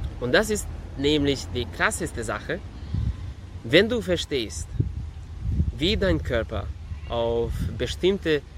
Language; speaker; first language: German; non-native, fluent; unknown